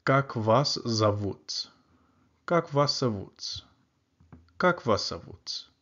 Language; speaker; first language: Russian; non-native, learner; English